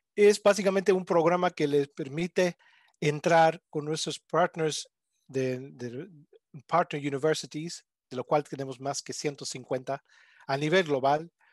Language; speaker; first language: Spanish; non-native, fluent; English